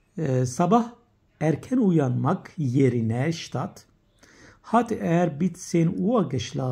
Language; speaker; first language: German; non-native, fluent; Turkish